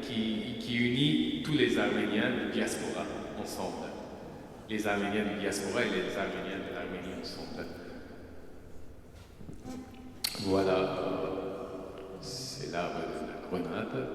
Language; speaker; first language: French; non-native, fluent; Armenian